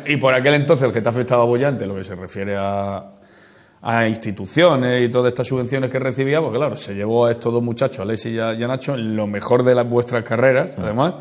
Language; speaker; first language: Spanish; native; Spanish